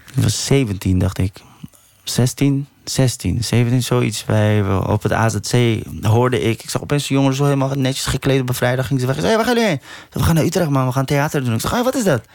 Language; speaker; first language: Dutch; early bilingual, other home language; Persian